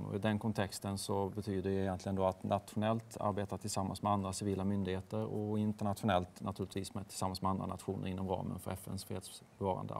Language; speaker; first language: Swedish; native; Swedish